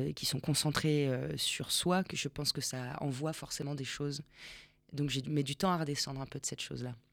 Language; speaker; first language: French; non-native, fluent; Spanish